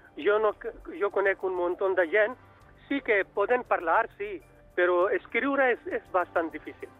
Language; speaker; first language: Catalan; non-native, learner; Urdu